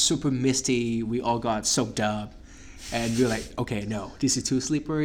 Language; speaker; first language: English; non-native, local second language; Cantonese